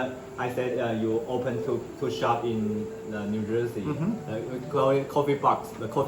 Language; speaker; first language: English; non-native, learner; Chinese